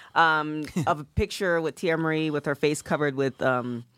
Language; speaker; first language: English; native; English